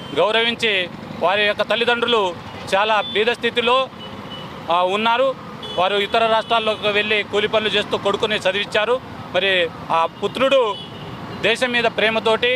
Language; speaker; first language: Telugu; non-native, local second language; Lambadi